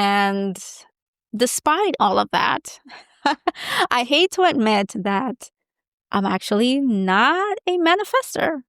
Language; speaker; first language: English; native; English